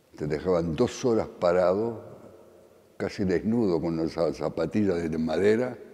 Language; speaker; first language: Spanish; early bilingual, other home language; Polish